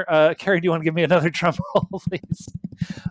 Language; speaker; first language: English; native; English